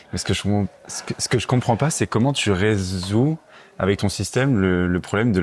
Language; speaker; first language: French; native; French